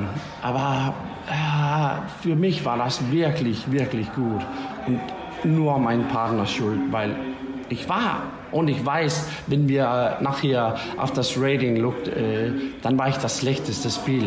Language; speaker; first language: German; non-native, learner; Danish